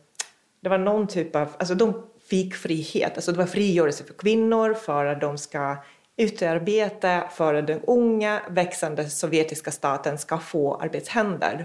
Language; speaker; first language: Swedish; non-native, fluent; Russian